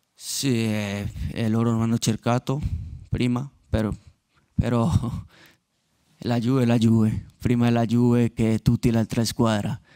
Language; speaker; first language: Italian; non-native, learner; Spanish